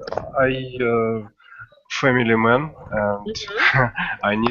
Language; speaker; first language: English; non-native, learner; Russian